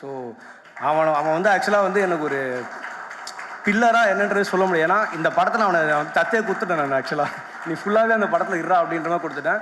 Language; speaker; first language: Tamil; native; Tamil